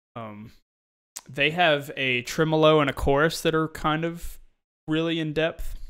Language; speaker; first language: English; native; English